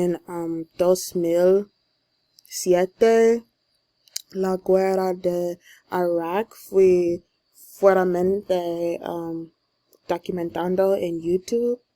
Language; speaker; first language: Spanish; non-native, learner; English